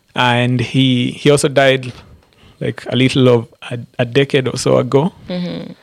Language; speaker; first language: English; non-native, local second language; Embu